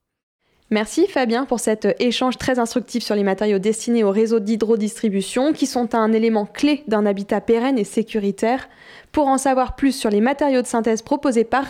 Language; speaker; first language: French; native; French